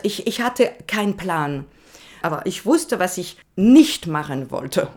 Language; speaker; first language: German; non-native, learner; French